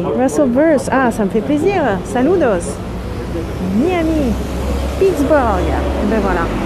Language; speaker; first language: French; native; French